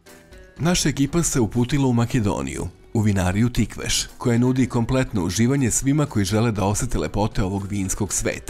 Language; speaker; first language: Serbian; native; Serbian